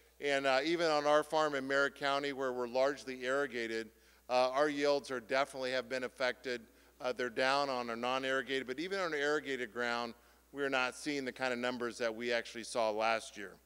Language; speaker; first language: English; native; English